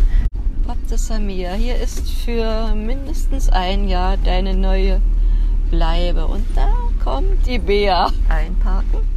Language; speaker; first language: German; native; German